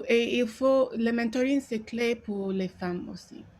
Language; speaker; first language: French; non-native, local second language; Yoruba